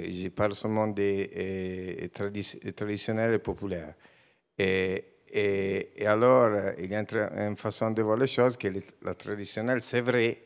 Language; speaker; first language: French; non-native, learner; Italian